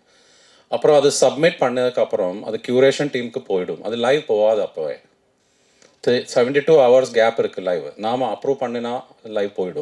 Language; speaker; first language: Tamil; non-native, fluent; Malayalam